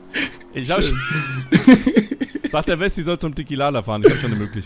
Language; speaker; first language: German; native; German